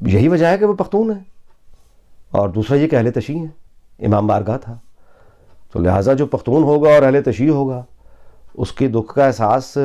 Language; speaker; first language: Urdu; native; Urdu